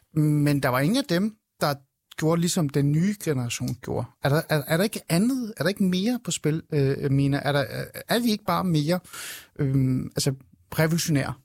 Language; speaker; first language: Danish; early bilingual, other home language; Persian